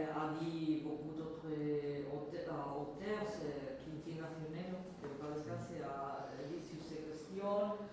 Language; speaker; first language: French; non-native, fluent; Spanish